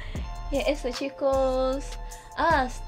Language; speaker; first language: Spanish; non-native, fluent; Portuguese